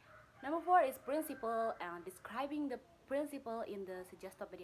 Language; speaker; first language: English; non-native, learner; Indonesian